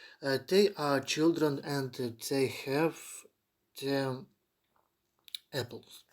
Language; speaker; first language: English; non-native, learner; Ukrainian